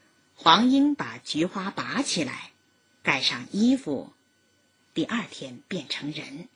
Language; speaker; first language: Chinese; native; Chinese